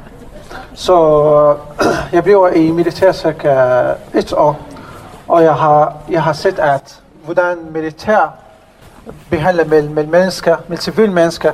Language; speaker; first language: Danish; non-native, learner; Arabic